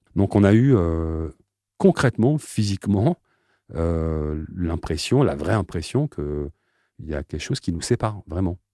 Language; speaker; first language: French; native; French